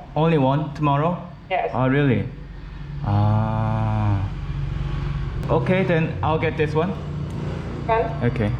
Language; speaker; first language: English; non-native, learner; Korean